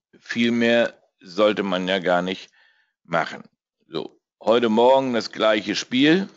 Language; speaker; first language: German; native; German